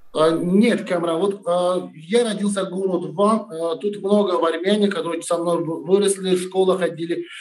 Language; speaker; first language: Russian; non-native, learner; Turkish